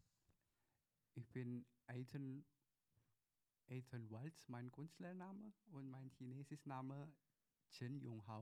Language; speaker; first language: German; early bilingual, other home language; Chinese